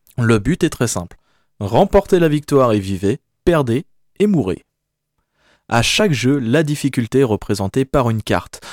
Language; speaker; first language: French; native; French